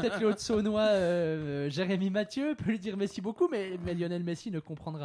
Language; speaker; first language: French; native; French